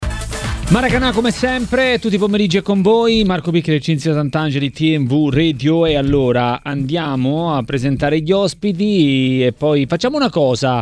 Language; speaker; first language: Italian; native; Italian